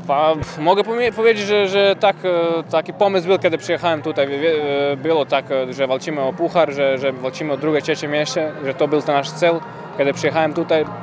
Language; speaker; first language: Polish; non-native, learner; Croatian